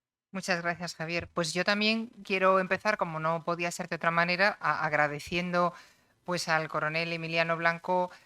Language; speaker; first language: Spanish; native; Spanish